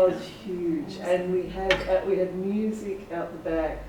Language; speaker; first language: English; native; English